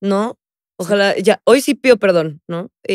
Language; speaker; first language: Spanish; native; Spanish